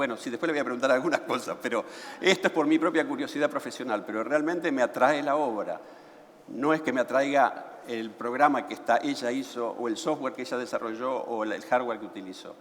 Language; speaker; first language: Spanish; native; Spanish